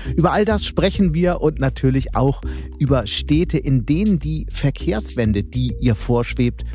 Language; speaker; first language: German; native; German